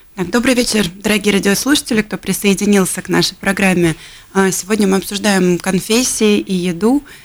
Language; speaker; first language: Russian; native; Russian